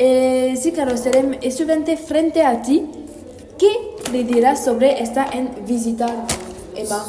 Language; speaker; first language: Spanish; non-native, learner; French